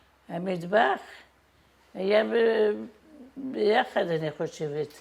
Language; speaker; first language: Hebrew; non-native, fluent; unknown